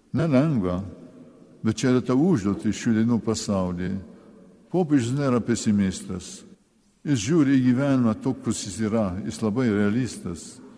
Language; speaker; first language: Lithuanian; early bilingual, heritage; Lithuanian